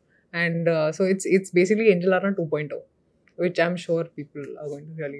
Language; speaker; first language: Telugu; non-native, local second language; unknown